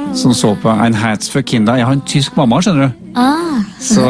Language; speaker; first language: Norwegian; native; Norwegian